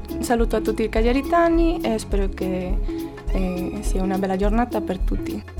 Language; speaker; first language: Italian; non-native, learner; Spanish